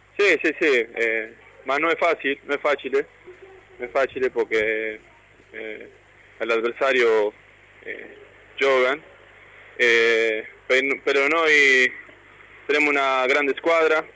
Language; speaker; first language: Italian; non-native, learner; Spanish